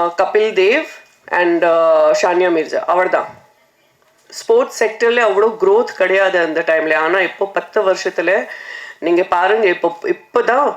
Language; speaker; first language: Tamil; non-native, fluent; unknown